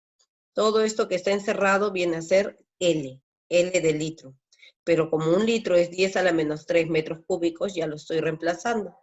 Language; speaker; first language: Spanish; native; Spanish